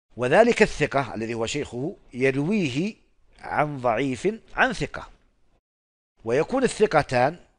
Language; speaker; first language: Arabic; non-native, fluent; Oromo